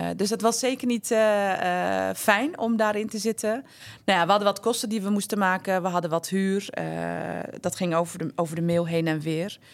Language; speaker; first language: Dutch; early bilingual, other home language; Turkish